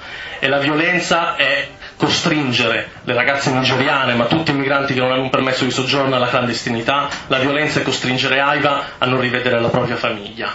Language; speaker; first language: Italian; native; Italian